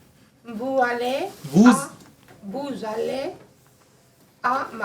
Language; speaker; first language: French; non-native, learner; Spanish